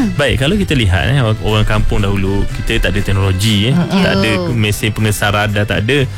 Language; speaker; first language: Malay; native; Malay